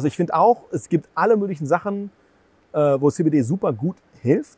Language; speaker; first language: German; native; German